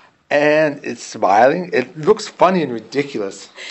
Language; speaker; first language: English; native; English